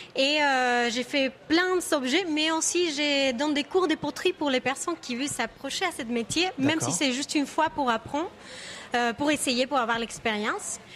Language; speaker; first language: French; non-native, fluent; Spanish